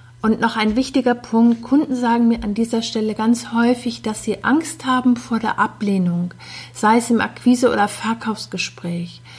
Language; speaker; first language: German; native; German